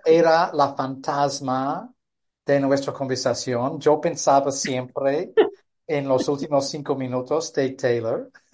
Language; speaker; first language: Spanish; non-native, fluent; English